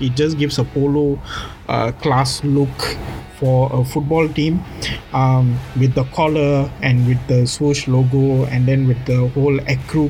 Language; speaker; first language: English; non-native, local second language; Tamil